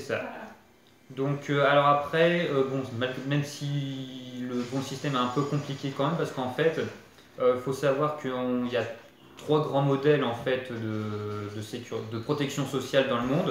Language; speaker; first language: French; native; French